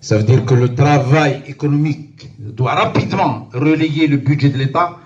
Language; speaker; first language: French; non-native, local second language; Arabic